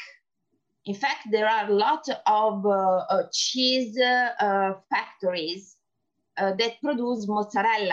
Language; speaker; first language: English; non-native, fluent; Italian